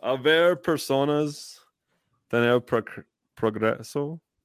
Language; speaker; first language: Spanish; non-native, fluent; English